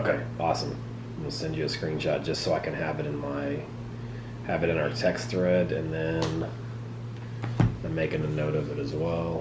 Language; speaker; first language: English; native; English